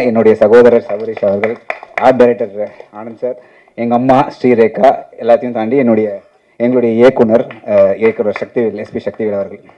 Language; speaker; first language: Tamil; native; Tamil